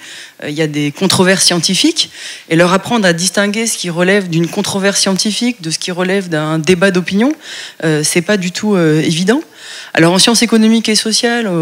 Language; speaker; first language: French; native; French